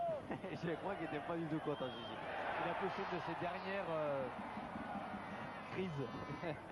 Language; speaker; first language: French; native; French